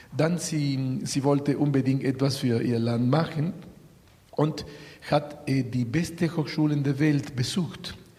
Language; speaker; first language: German; non-native, fluent; Spanish